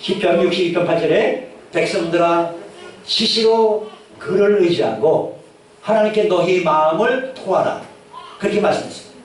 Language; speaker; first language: Korean; native; Korean